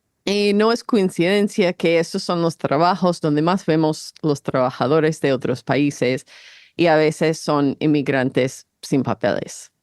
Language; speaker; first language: Spanish; non-native, fluent; English